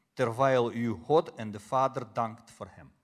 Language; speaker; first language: Dutch; non-native, fluent; Russian